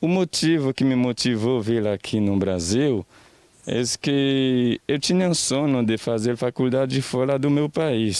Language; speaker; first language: Portuguese; non-native, fluent; Haitian Creole